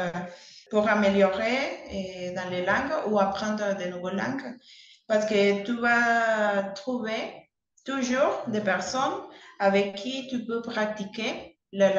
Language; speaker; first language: French; non-native, learner; Spanish